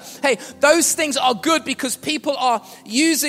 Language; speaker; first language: English; native; English